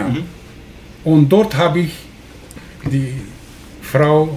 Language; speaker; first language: German; non-native, learner; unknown